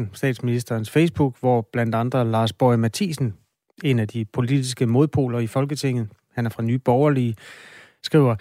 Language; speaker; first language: Danish; native; Danish